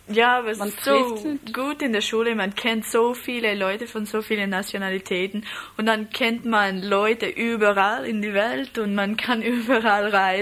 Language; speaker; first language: German; non-native, learner; English